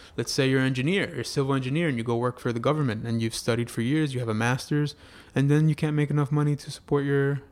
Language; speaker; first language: English; native; English